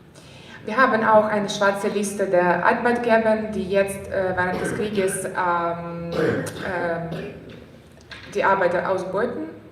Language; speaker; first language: German; non-native, fluent; Ukrainian